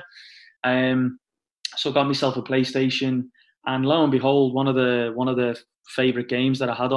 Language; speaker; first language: English; native; English